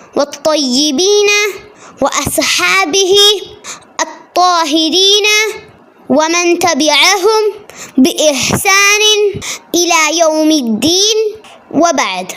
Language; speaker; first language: Arabic; non-native, learner; Malayalam